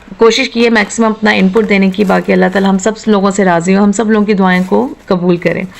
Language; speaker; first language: Urdu; native; Urdu